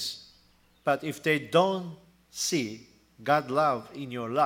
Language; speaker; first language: English; non-native, learner; Turkish